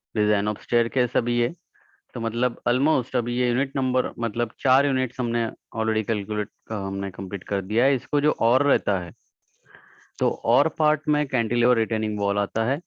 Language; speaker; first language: Hindi; non-native, local second language; Marathi